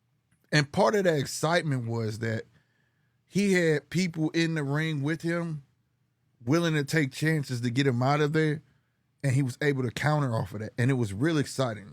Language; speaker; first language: English; native; English